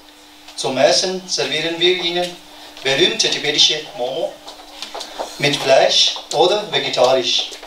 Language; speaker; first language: German; non-native, learner; Tibetan